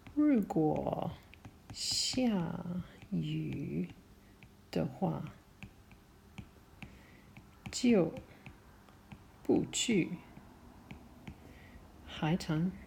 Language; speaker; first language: Chinese; non-native, fluent; English